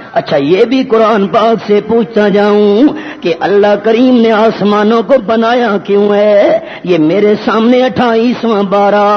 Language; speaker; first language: Urdu; non-native, local second language; Pashto